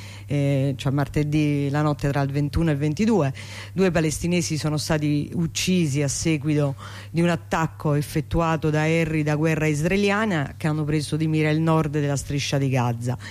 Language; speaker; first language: Italian; native; Italian